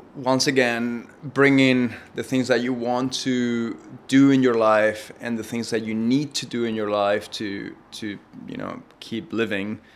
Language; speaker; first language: English; non-native, fluent; Spanish